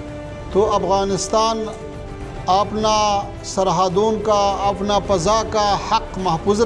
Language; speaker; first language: Hindi; non-native, fluent; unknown